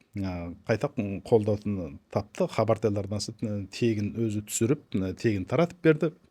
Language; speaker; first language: Kazakh; early bilingual, heritage; Kazakh